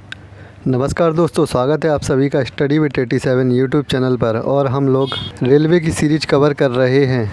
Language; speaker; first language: Hindi; native; Hindi